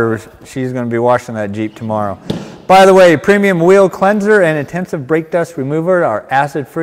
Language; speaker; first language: English; native; English